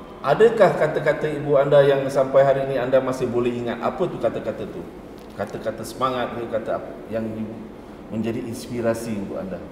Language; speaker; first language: Malay; native; Malay